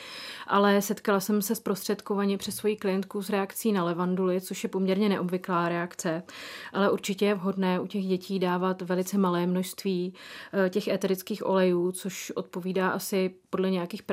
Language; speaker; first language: Czech; native; Czech